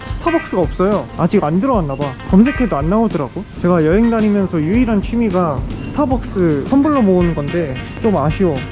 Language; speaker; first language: Korean; native; Korean